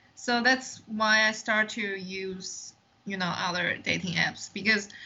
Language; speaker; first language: English; non-native, fluent; Chinese